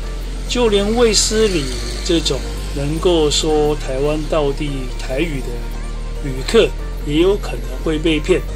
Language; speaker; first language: Chinese; native; Chinese